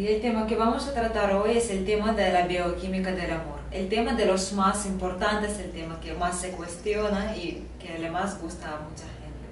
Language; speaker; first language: Spanish; non-native, fluent; Russian